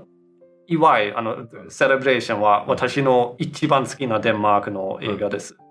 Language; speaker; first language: Japanese; non-native, learner; Danish